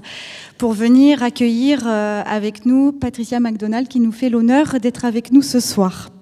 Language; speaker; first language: French; native; French